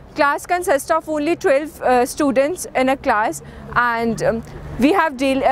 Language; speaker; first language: English; non-native, local second language; Hindi